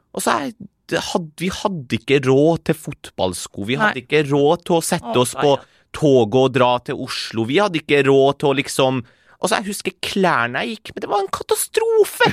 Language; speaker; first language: Norwegian; early bilingual, other home language; Persian